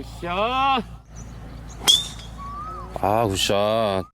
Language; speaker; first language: Korean; native; Korean